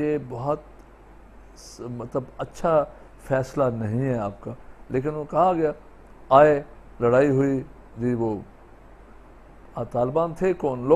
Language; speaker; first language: Urdu; non-native, local second language; Sindhi